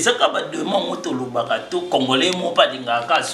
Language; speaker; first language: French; non-native, local second language; Lingala